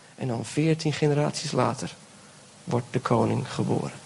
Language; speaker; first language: Dutch; native; Dutch